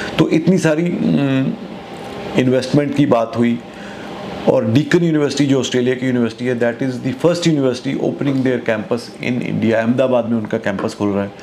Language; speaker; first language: Hindi; native; Hindi